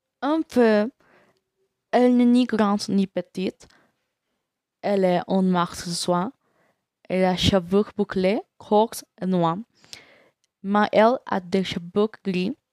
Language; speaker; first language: French; non-native, learner; Spanish